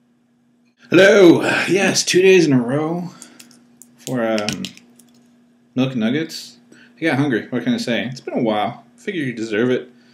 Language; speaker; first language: English; native; English